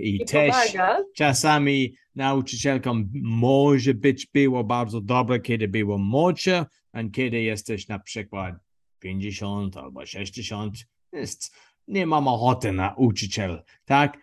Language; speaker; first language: Polish; non-native, learner; English